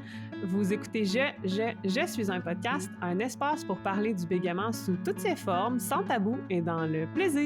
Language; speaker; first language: French; native; French